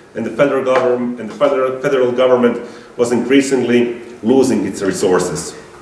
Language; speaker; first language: English; non-native, fluent; Croatian